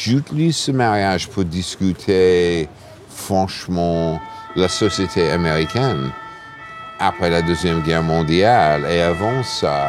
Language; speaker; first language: French; non-native, fluent; English